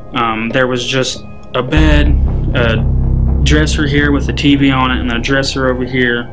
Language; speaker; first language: English; native; English